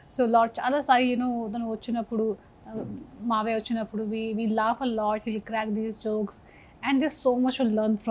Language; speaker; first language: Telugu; non-native, local second language; Hindi